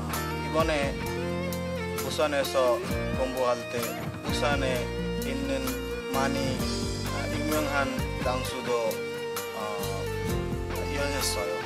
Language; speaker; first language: Korean; non-native, learner; Bangla